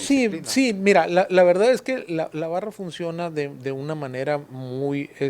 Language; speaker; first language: Spanish; native; Spanish